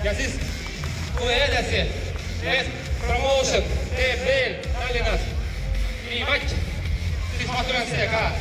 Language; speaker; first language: Estonian; non-native, learner; Georgian